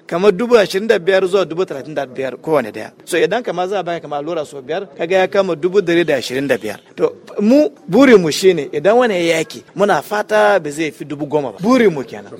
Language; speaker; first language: Hausa; non-native, local second language; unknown